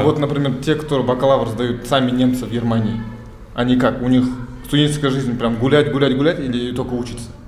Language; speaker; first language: Russian; native; Russian